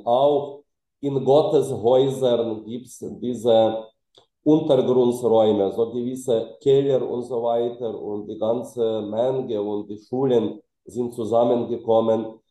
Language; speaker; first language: German; non-native, fluent; Ukrainian